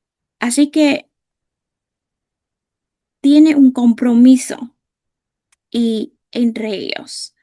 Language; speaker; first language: Spanish; non-native, fluent; Vietnamese